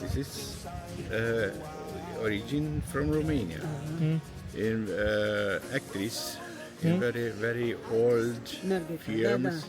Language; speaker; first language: English; non-native, learner; Romanian